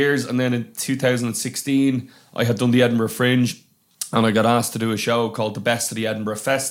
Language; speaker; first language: English; native; English